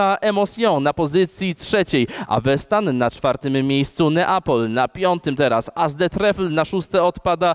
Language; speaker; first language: Polish; native; Polish